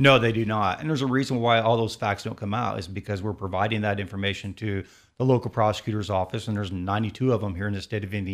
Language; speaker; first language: English; native; English